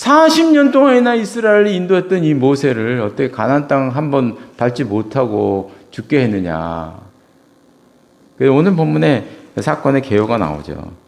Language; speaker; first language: Korean; native; Korean